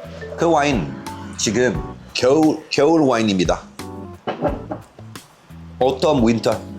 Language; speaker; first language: Korean; non-native, fluent; French